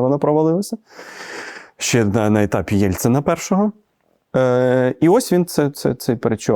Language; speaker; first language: Ukrainian; native; Ukrainian